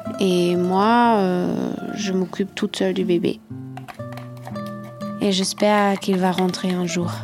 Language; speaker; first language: French; non-native, fluent; German